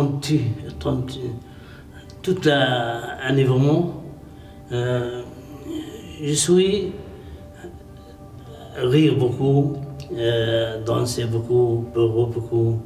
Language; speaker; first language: French; non-native, learner; Arabic